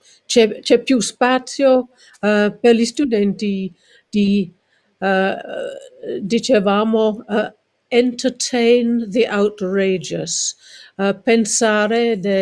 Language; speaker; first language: Italian; non-native, learner; English